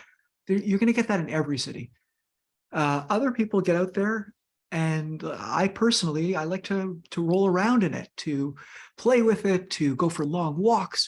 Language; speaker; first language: English; native; English